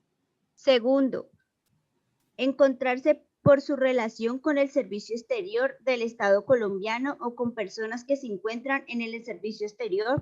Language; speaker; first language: Spanish; native; Spanish